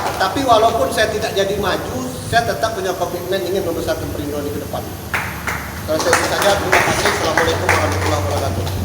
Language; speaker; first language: Indonesian; native; Indonesian